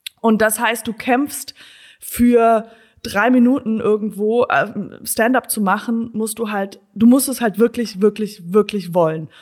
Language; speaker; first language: German; native; German